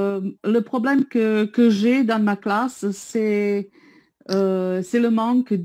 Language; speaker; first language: French; non-native, fluent; Serbian